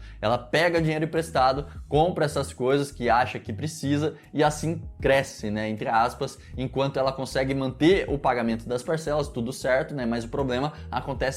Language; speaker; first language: Portuguese; native; Portuguese